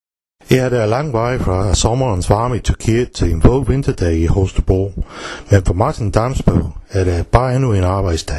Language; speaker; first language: Danish; native; Danish